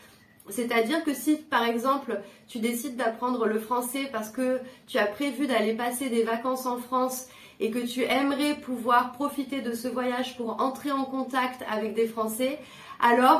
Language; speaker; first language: French; native; French